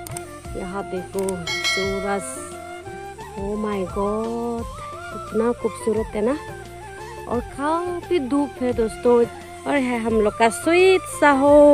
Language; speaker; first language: Hindi; non-native, local second language; Chakma